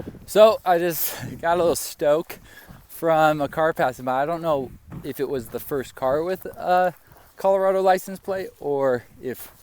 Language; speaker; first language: English; native; English